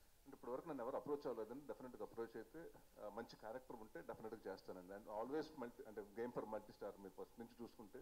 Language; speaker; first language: Telugu; native; Telugu